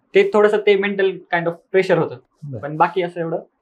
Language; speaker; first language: Marathi; native; Marathi